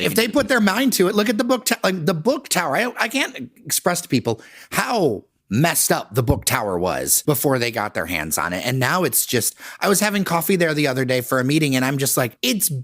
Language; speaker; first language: English; native; English